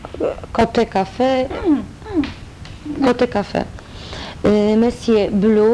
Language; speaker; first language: French; non-native, learner; Polish